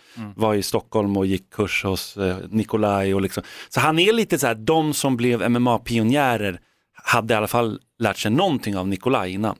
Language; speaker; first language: Swedish; native; Swedish